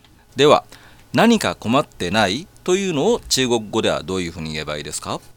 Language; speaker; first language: Japanese; native; Japanese